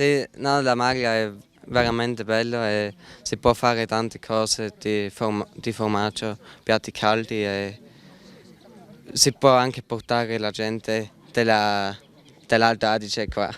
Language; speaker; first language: Italian; non-native, local second language; German